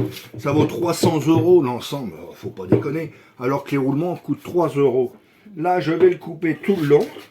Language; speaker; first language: French; native; French